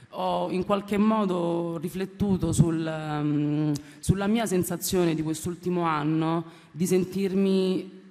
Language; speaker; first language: Italian; early bilingual, other home language; Amharic